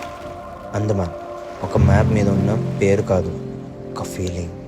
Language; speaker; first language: Telugu; native; Telugu